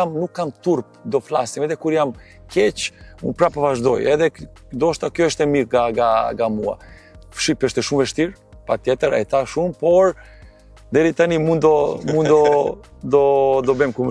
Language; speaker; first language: Albanian; non-native, learner; Serbian